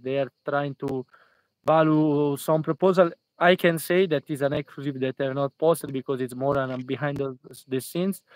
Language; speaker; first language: English; non-native, fluent; Italian